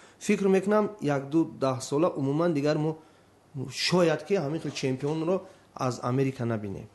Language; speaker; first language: Persian; native; Persian